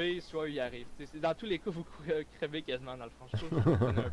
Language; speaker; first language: French; native; French